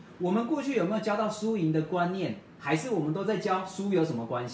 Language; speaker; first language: Chinese; native; Chinese